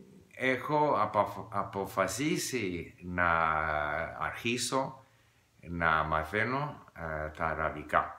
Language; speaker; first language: Greek; non-native, learner; English